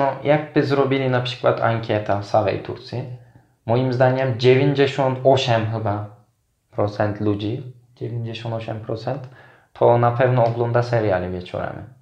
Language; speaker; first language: Polish; non-native, fluent; Turkish